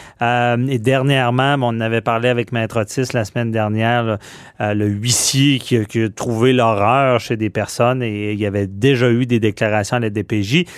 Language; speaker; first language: French; native; French